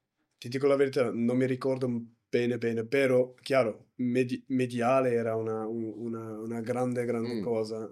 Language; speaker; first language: Italian; non-native, learner; German